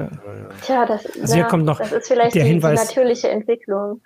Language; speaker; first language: German; native; German